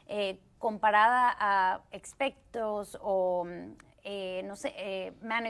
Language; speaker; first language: Spanish; early bilingual, heritage; Spanish